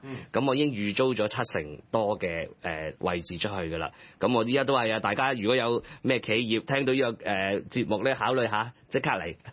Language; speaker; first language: Cantonese; native; Cantonese